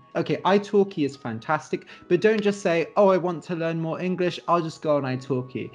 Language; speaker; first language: English; native; English